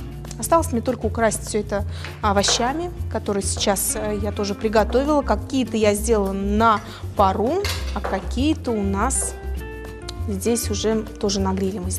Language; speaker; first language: Russian; native; Russian